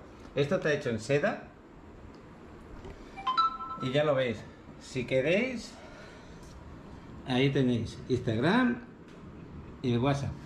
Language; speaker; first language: Spanish; native; Spanish